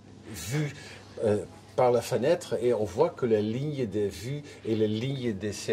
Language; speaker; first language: French; non-native, fluent; Dutch